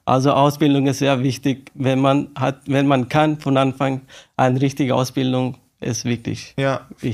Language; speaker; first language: German; non-native, learner; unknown